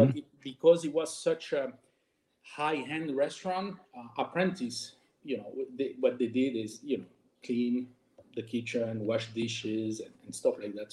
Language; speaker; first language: English; non-native, fluent; French